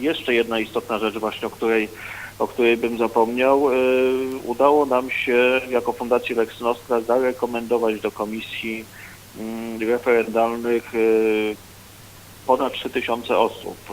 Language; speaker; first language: Polish; native; Polish